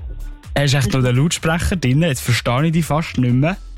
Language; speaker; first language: German; native; German